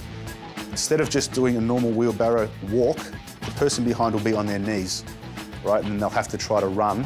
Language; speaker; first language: English; native; English